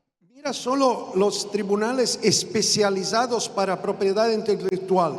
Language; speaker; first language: Spanish; non-native, fluent; Croatian